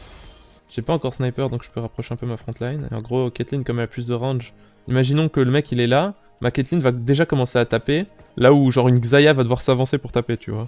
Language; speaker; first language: French; native; French